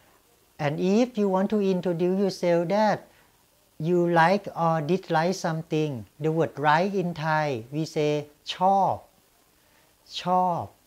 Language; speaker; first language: English; non-native, fluent; Thai